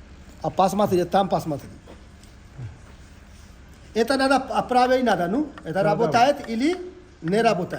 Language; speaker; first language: Russian; non-native, learner; Hindi